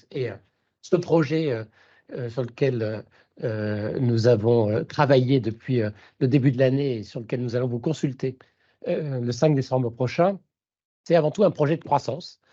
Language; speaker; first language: French; native; French